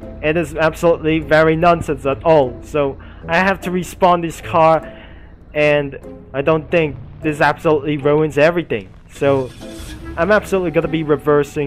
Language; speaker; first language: English; non-native, learner; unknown